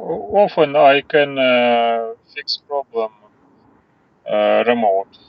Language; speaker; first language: English; non-native, learner; Russian